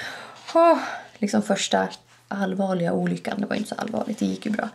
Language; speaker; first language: Swedish; native; Swedish